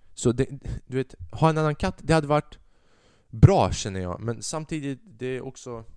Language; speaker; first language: Swedish; early bilingual, other home language; Albanian